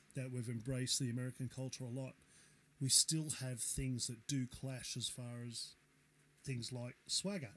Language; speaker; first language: English; native; English